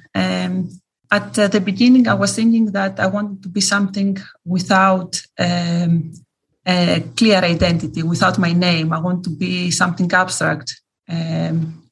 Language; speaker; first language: English; non-native, fluent; Greek